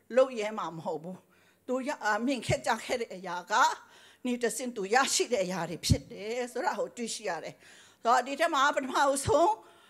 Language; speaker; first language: Burmese; non-native, local second language; Tedim Chin